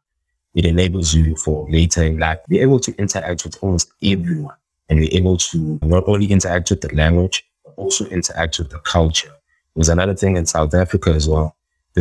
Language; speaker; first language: English; non-native, local second language; Xhosa